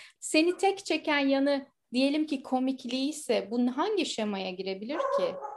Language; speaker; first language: Turkish; native; Turkish